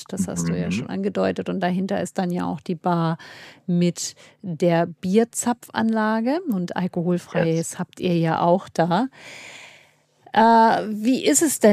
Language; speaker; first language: German; native; German